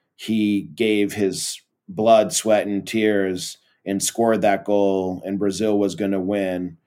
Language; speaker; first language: English; early bilingual, other home language; Portuguese